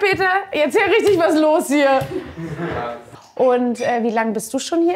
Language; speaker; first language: German; native; German